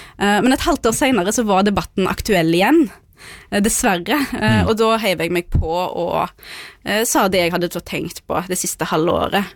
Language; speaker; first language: Norwegian; early bilingual, other home language; Arabic